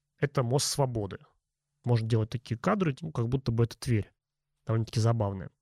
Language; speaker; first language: Russian; native; Russian